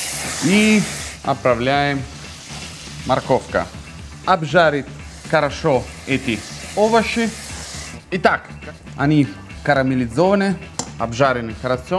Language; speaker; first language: Russian; non-native, fluent; Italian